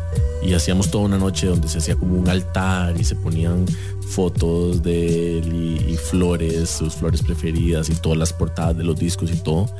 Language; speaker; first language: Spanish; native; Spanish